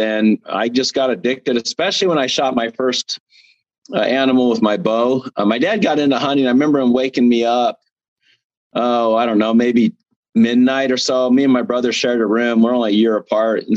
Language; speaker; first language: English; native; English